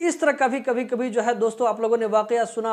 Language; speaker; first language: Hindi; native; Hindi